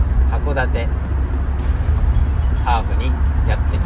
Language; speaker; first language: Japanese; native; Japanese